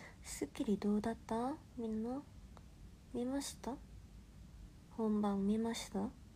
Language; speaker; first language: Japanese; non-native, fluent; Korean